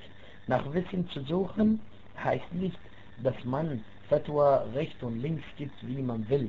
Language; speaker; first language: German; non-native, fluent; Arabic